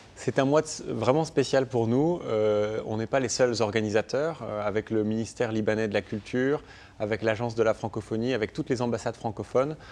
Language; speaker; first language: French; native; French